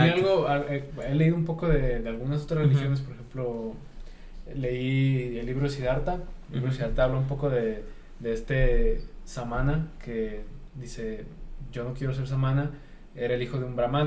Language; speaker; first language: Spanish; native; Spanish